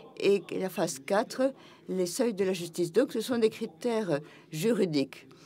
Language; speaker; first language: French; non-native, fluent; German